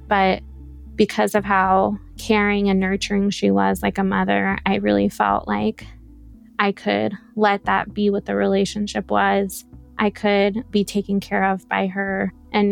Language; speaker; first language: English; native; English